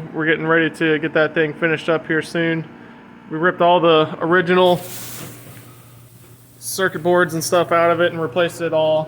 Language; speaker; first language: English; native; English